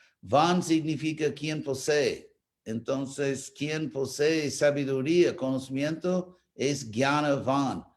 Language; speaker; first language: Spanish; non-native, fluent; English